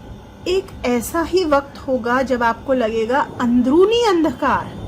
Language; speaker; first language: Hindi; native; Hindi